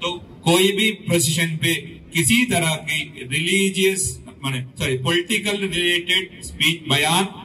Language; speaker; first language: Hindi; non-native, local second language; Telugu